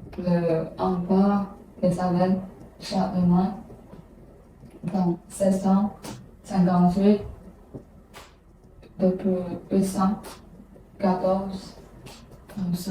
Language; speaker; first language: French; non-native, learner; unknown